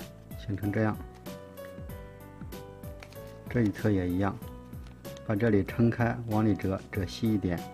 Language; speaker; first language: Chinese; native; Chinese